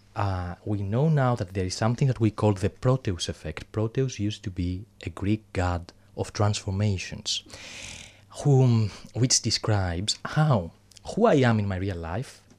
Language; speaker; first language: English; non-native, fluent; Greek